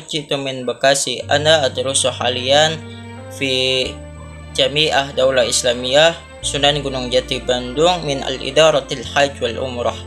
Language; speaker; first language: Arabic; non-native, learner; Indonesian